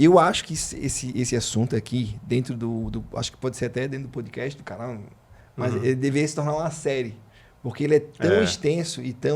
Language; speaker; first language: Portuguese; native; Portuguese